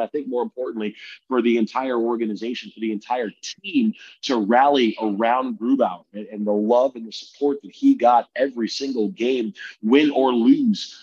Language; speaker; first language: English; native; English